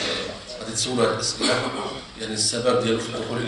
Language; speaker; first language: Arabic; native; Arabic